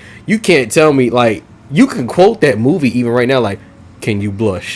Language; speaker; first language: English; native; English